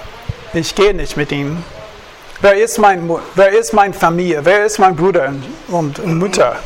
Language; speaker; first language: German; non-native, fluent; English